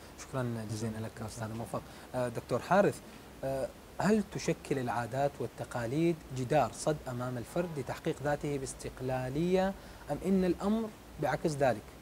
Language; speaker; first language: Arabic; native; Arabic